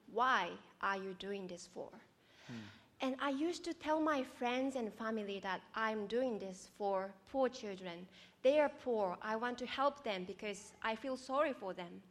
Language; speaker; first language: English; non-native, fluent; Japanese